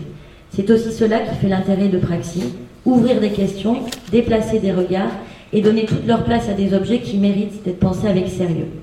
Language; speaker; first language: French; native; French